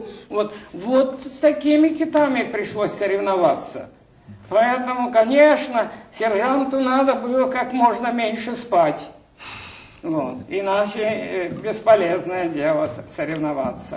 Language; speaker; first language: Russian; native; Russian